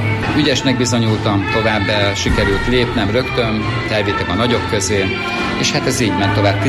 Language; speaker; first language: Hungarian; native; Hungarian